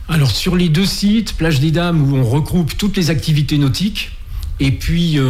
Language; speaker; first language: French; native; French